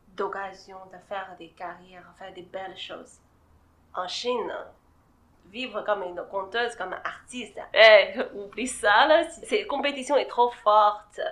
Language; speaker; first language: French; non-native, fluent; Chinese